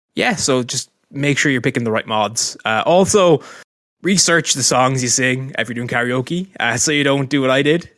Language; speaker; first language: English; native; English